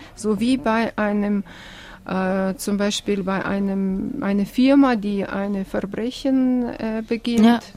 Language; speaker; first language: German; non-native, fluent; Russian